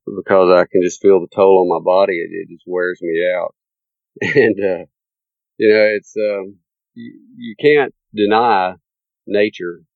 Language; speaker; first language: English; native; English